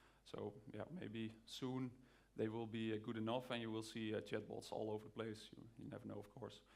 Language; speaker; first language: English; non-native, fluent; Dutch